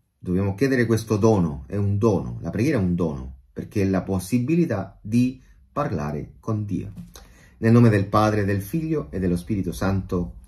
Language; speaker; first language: Italian; non-native, fluent; Spanish